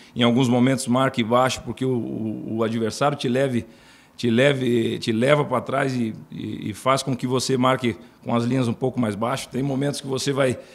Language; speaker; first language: Portuguese; native; Portuguese